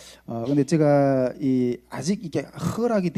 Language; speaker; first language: Korean; native; Korean